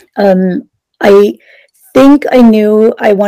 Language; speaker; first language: English; non-native, local second language; Sinhala